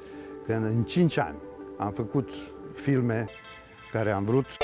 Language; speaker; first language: Romanian; early bilingual, heritage; Serbian